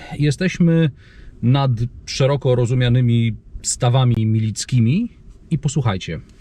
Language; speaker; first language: Polish; native; Polish